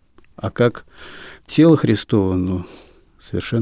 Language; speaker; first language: Russian; native; Russian